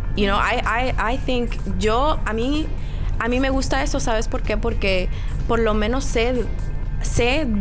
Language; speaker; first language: Spanish; early bilingual, heritage; Spanish